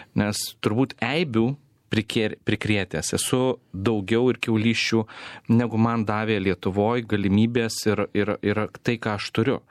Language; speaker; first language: Lithuanian; native; Lithuanian